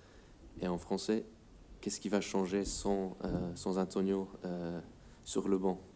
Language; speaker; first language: French; non-native, fluent; English